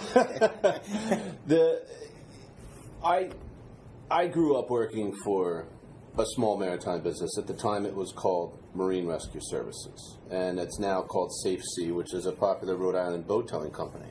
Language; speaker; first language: English; native; English